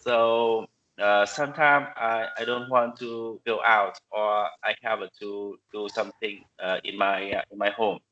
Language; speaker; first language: English; non-native, learner; Vietnamese